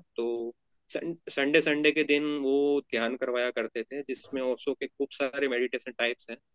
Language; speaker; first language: Hindi; native; Hindi